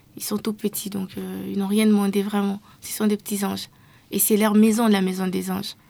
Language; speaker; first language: French; non-native, local second language; Lingala